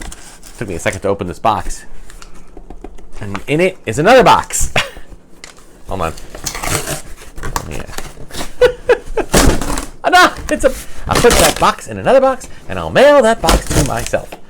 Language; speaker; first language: English; native; English